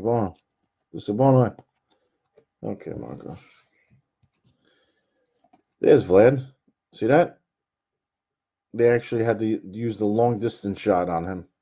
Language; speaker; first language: English; native; English